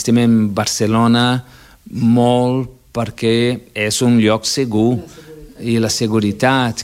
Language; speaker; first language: Catalan; non-native, fluent; Portuguese